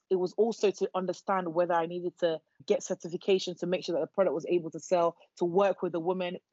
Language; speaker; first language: English; non-native, local second language; Yoruba